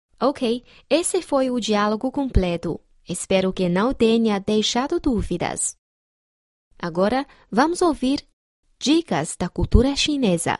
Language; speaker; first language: Portuguese; non-native, fluent; Chinese